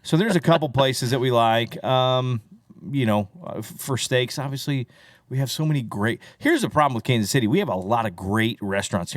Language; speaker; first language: English; native; English